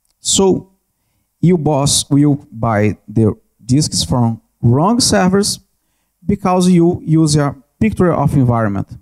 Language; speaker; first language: English; non-native, learner; Portuguese